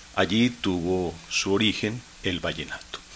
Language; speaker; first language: Spanish; native; Spanish